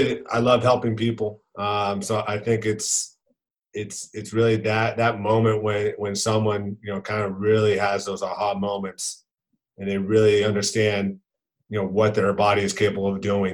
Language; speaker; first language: English; native; English